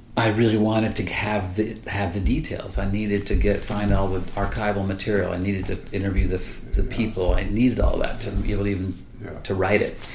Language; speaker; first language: English; early bilingual, other home language; Swiss German